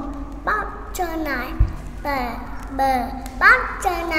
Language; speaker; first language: English; non-native, learner; Vietnamese